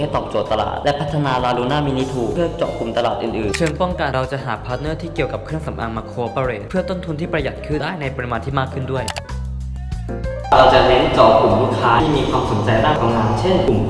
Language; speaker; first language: Thai; native; Thai